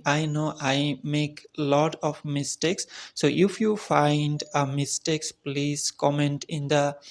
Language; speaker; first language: English; non-native, learner; Bangla